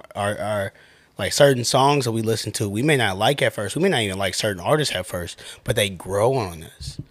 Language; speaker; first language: English; native; English